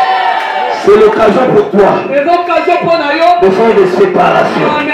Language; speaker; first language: French; non-native, local second language; Lingala